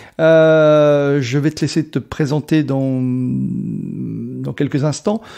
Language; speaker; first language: French; native; French